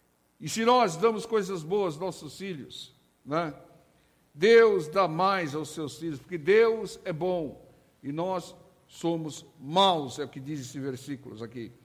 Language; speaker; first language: Portuguese; native; Portuguese